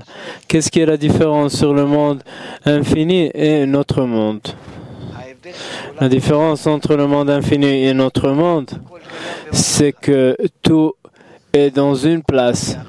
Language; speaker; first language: French; non-native, fluent; Hebrew